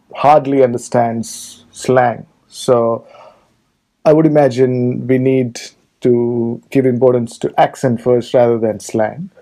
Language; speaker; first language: English; non-native, local second language; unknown